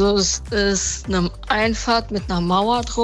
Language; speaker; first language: German; native; German